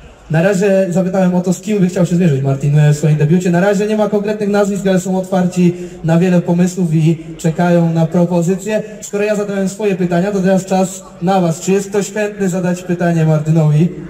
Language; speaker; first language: Polish; native; Polish